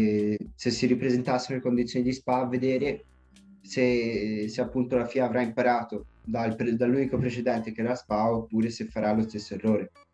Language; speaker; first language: Italian; native; Italian